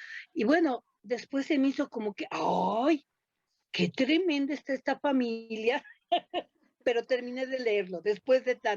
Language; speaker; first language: Spanish; native; Spanish